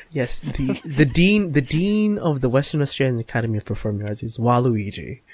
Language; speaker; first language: English; native; English